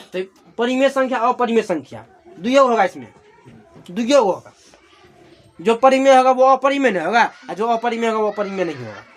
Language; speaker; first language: Hindi; native; Hindi